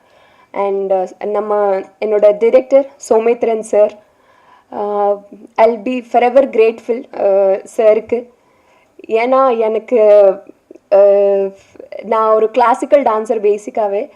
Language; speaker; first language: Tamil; non-native, learner; Telugu